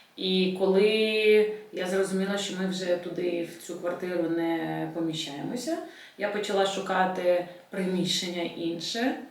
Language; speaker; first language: Ukrainian; non-native, local second language; Russian